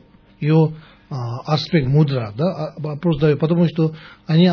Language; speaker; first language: Russian; non-native, learner; Tibetan